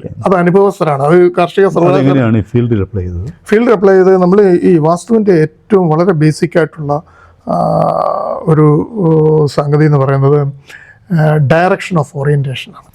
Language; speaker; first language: Malayalam; native; Malayalam